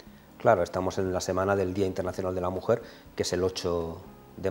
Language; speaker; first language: Spanish; native; Spanish